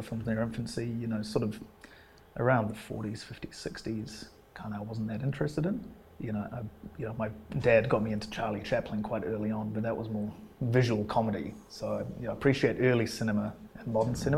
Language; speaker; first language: English; native; English